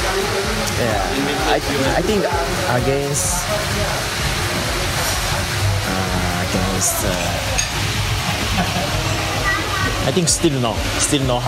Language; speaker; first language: English; non-native, learner; Japanese